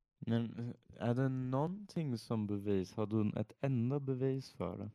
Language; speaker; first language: Swedish; native; Swedish